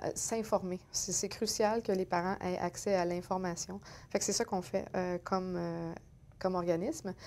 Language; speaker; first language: French; native; French